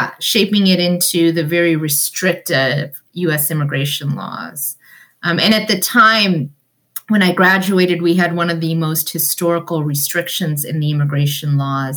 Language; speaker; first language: English; early bilingual, other home language; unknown